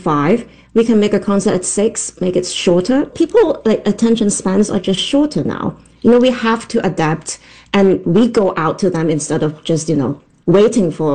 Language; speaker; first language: English; non-native, local second language; Cantonese